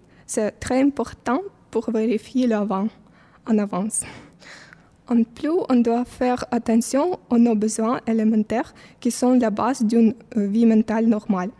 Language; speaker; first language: French; non-native, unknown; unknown